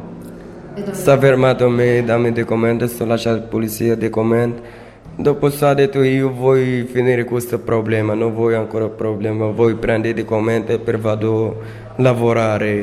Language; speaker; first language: Italian; non-native, learner; Arabic